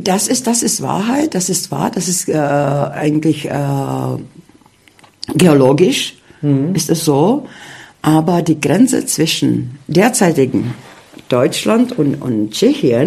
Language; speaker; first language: German; early bilingual, heritage; Czech